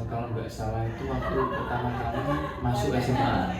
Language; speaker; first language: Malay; non-native, fluent; Indonesian